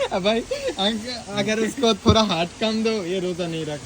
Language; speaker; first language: Hindi; non-native, learner; Bangla